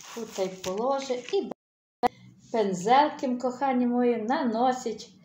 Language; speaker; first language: Polish; non-native, fluent; Ukrainian